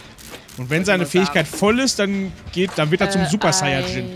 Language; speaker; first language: German; native; German